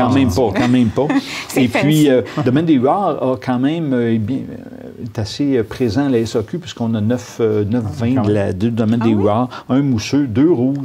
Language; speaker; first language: French; native; French